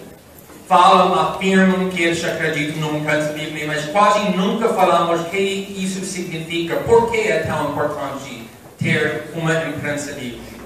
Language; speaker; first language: Portuguese; non-native, fluent; English